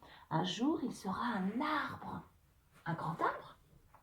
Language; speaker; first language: French; native; French